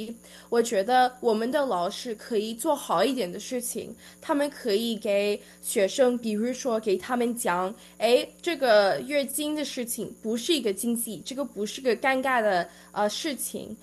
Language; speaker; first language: Chinese; early bilingual, heritage; Chinese